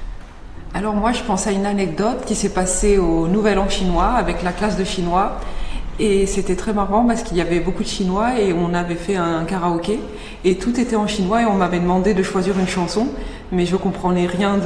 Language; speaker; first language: French; non-native, fluent; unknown